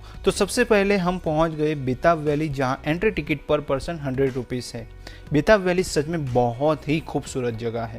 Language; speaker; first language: Hindi; native; Hindi